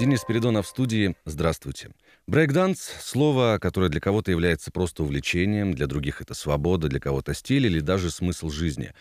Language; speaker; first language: Russian; native; Russian